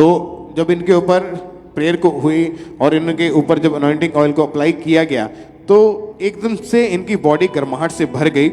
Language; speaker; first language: Hindi; native; Hindi